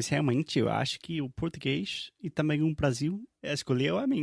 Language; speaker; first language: Portuguese; non-native, fluent; English